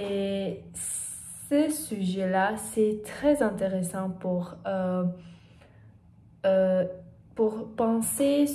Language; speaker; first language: French; non-native, learner; Portuguese